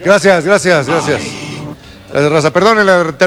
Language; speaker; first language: Spanish; native; Spanish